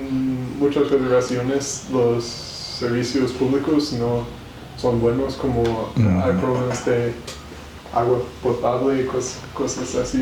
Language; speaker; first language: Spanish; non-native, learner; English